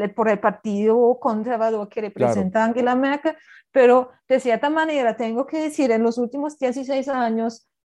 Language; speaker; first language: Spanish; non-native, fluent; German